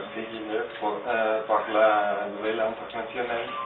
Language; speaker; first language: French; non-native, learner; Spanish